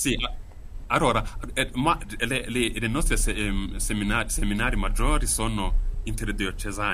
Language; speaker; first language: Italian; non-native, fluent; Kinyarwanda